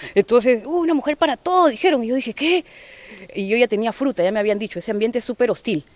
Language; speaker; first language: Spanish; native; Spanish